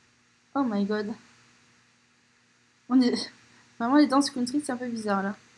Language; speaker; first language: French; native; French